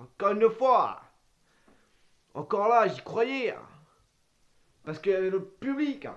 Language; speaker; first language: French; native; French